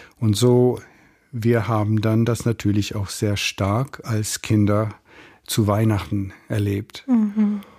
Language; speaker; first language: German; non-native, fluent; English